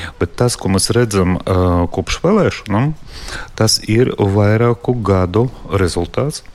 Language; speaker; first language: Latvian; non-native, local second language; Russian